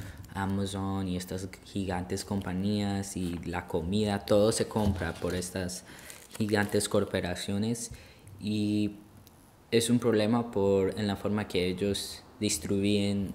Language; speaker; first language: Spanish; early bilingual, heritage; Spanish